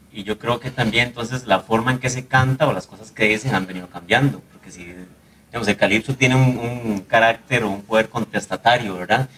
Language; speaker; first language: Spanish; native; Spanish